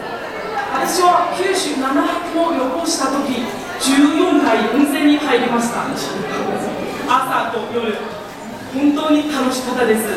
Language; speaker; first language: Japanese; non-native, fluent; Chinese